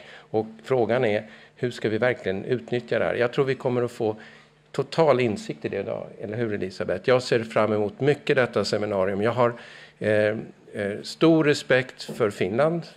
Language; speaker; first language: Swedish; native; Swedish